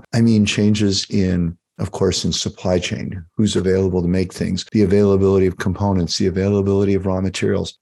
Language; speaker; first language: English; native; English